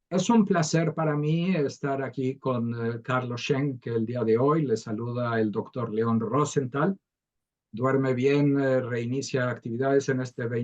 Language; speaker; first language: Spanish; native; Spanish